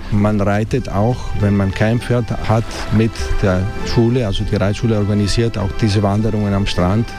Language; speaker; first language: German; non-native, fluent; Italian